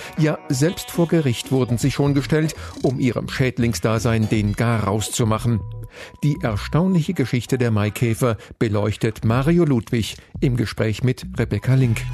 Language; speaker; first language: German; native; German